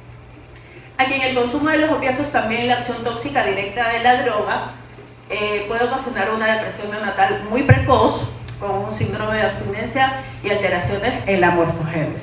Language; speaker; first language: Spanish; native; Spanish